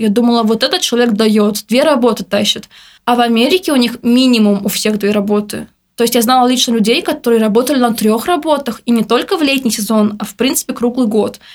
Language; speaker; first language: Russian; native; Russian